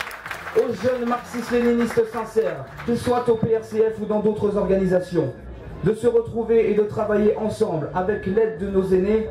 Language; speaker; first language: French; native; French